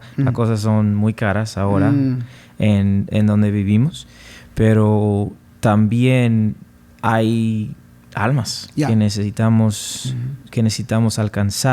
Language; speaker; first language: Spanish; non-native, fluent; English